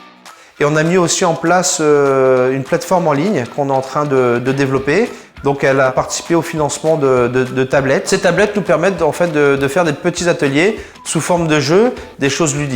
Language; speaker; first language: French; native; French